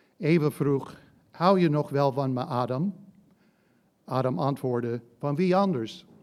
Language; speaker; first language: Dutch; non-native, fluent; English